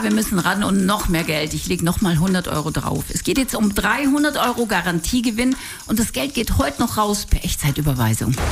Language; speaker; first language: German; native; German